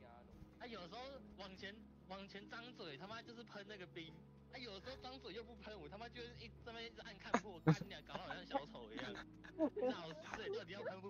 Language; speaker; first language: Chinese; native; Chinese